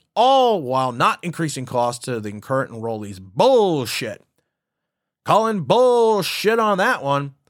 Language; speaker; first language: English; native; English